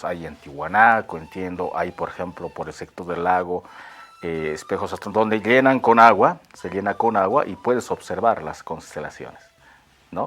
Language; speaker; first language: Spanish; non-native, local second language; Aymara